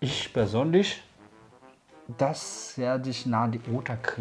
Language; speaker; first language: German; non-native, learner; Malagasy